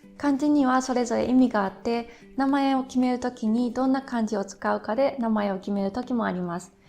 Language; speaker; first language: Japanese; native; Japanese